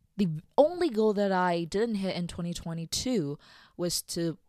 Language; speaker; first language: English; non-native, fluent; Chinese